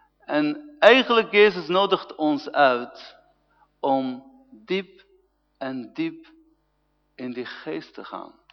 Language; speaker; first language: Dutch; non-native, fluent; Arabic